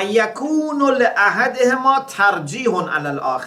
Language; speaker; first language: Arabic; non-native, fluent; Persian